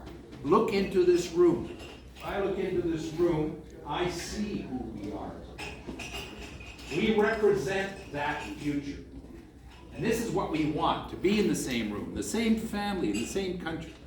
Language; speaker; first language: English; non-native, local second language; French